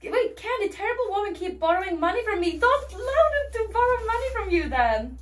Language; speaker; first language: English; non-native, fluent; Swedish